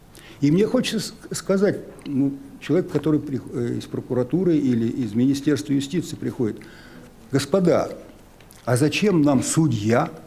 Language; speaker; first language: Russian; native; Russian